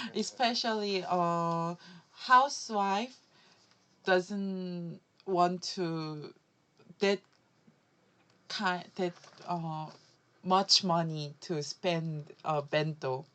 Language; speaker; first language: English; non-native, learner; Korean